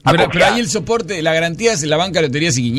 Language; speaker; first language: Spanish; native; Spanish